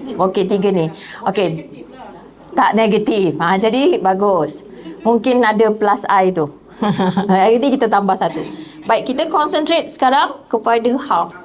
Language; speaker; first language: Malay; native; Malay